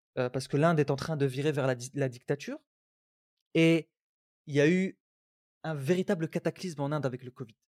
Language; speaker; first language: French; non-native, local second language; Arabic